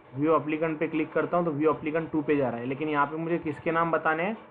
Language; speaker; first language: Hindi; non-native, local second language; Marathi